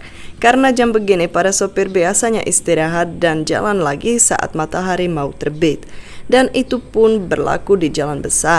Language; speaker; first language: Indonesian; non-native, fluent; Czech